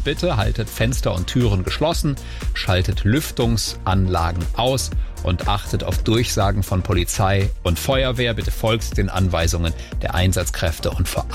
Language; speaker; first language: German; native; German